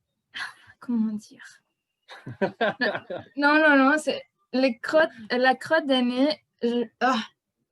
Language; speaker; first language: French; non-native, fluent; Spanish